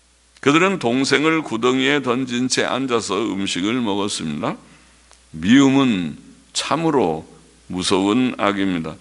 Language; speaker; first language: Korean; native; Korean